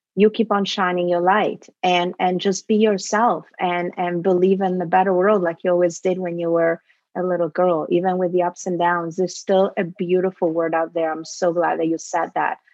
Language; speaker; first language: English; early bilingual, other home language; Italian